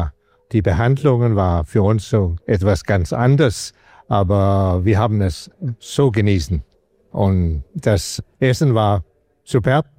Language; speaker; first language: German; non-native, fluent; Danish